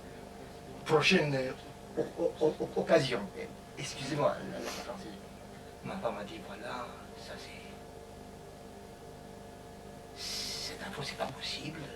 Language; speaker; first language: French; non-native, fluent; Romanian